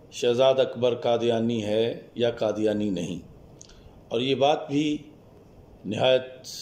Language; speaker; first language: Urdu; non-native, local second language; Punjabi